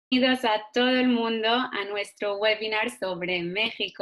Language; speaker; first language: Spanish; non-native, fluent; Italian